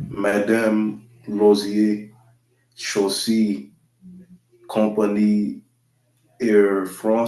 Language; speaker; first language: French; non-native, learner; English